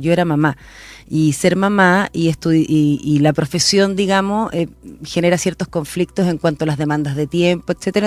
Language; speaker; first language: Spanish; native; Spanish